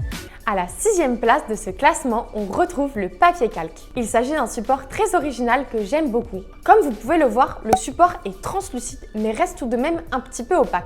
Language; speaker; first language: French; native; French